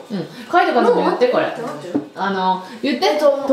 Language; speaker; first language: Japanese; native; Japanese